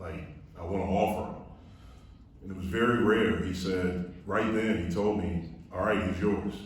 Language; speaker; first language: English; native; English